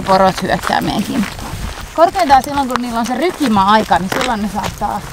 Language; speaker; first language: Finnish; native; Finnish